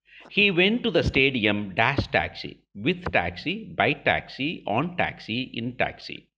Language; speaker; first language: English; non-native, local second language; Tamil